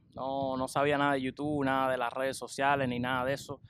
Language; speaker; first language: Spanish; native; Spanish